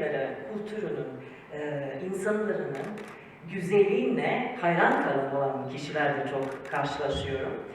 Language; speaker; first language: Turkish; early bilingual, heritage; Serbian